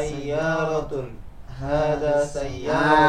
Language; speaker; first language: Arabic; non-native, learner; Indonesian